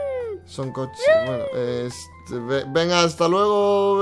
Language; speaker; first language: Spanish; native; Spanish